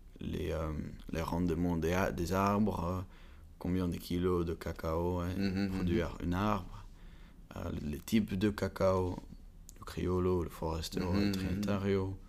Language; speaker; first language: French; non-native, learner; Dutch